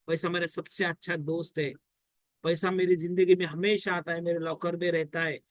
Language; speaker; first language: Hindi; non-native, local second language; Marathi